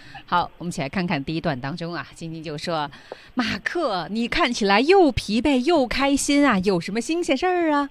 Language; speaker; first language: Chinese; native; Chinese